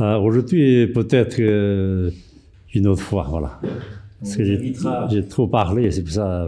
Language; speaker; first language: French; non-native, fluent; Chinese